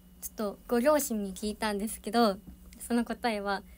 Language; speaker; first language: Japanese; native; Japanese